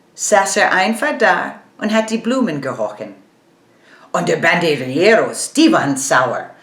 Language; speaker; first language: German; non-native, learner; English